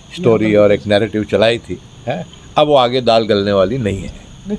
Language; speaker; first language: Hindi; native; Hindi